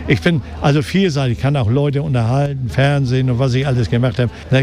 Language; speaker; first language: German; native; German